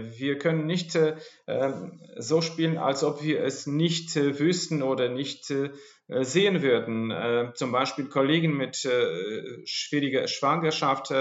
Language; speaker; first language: German; non-native, fluent; Polish